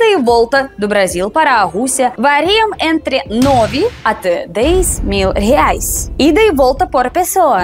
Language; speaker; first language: Portuguese; non-native, fluent; Russian